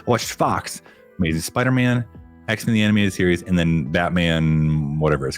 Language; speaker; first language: English; native; English